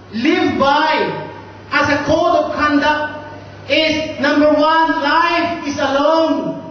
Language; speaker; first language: English; non-native, local second language; Filipino